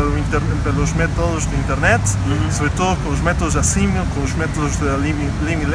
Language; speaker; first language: Portuguese; non-native, learner; Spanish